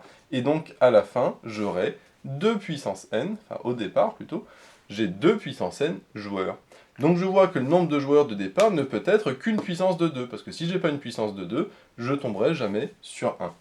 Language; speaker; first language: French; native; French